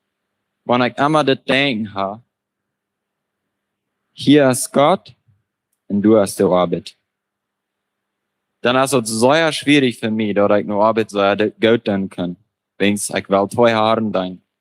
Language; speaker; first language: German; non-native, local second language; Plautdietsch